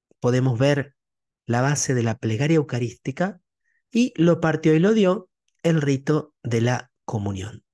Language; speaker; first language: Spanish; native; Spanish